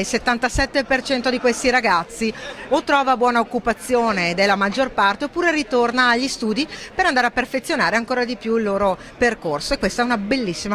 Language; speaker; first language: Italian; native; Italian